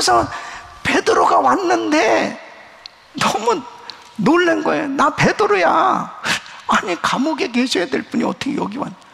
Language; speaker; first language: Korean; native; Korean